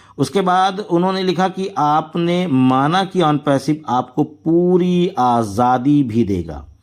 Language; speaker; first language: Hindi; native; Hindi